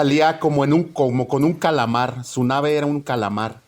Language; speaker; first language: Spanish; native; Spanish